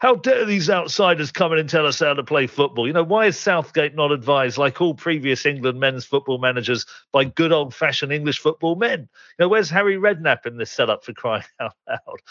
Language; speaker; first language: English; native; English